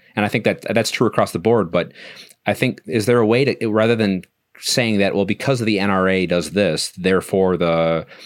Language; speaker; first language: English; native; English